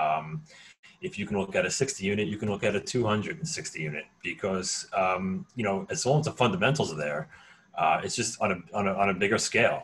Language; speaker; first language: English; native; English